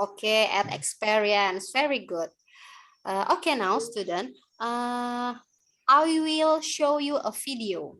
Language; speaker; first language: English; non-native, learner; Indonesian